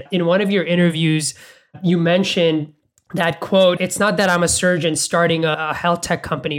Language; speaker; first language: English; non-native, local second language; Bangla